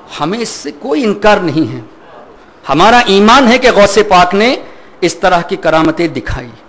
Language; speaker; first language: Urdu; non-native, fluent; Memoni